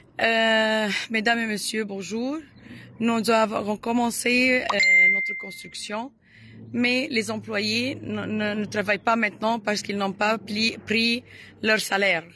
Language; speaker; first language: French; non-native, learner; Arabic